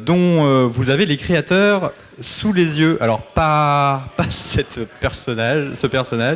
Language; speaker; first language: French; native; French